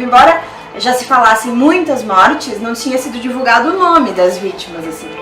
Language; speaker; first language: Portuguese; native; Portuguese